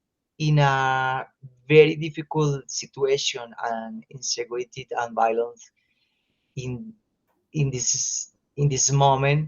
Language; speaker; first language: English; non-native, learner; Spanish